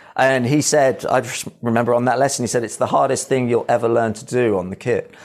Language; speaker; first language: English; native; English